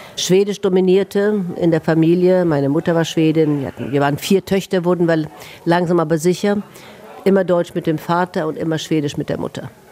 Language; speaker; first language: German; native; German